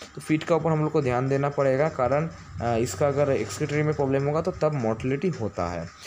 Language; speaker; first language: Hindi; non-native, local second language; Bangla